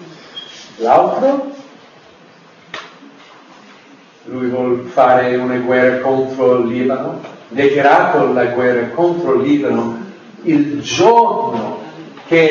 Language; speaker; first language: Italian; non-native, fluent; English